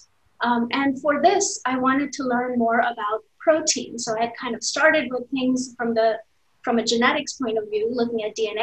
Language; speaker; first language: English; non-native, local second language; Hindi